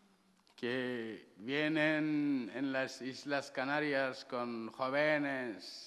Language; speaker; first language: Spanish; non-native, learner; Wolof